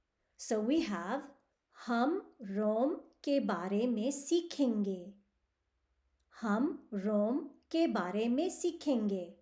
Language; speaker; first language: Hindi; early bilingual, heritage; Hindi